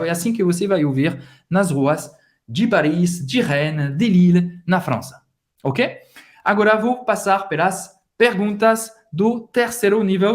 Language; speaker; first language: Portuguese; non-native, fluent; French